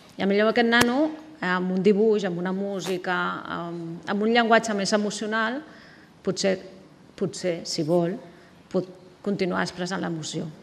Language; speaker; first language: Catalan; native; Catalan